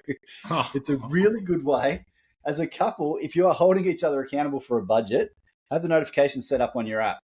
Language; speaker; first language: English; native; English